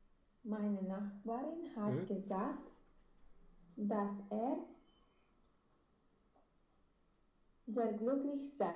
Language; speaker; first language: German; non-native, learner; Romanian